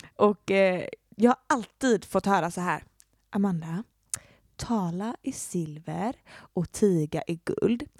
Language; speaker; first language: Swedish; early bilingual, other home language; Arabic